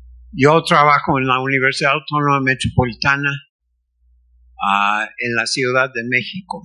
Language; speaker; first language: Spanish; non-native, fluent; English